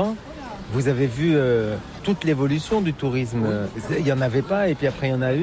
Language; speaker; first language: French; native; French